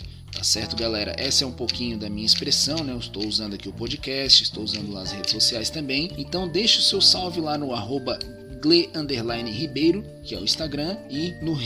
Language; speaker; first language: Portuguese; native; Portuguese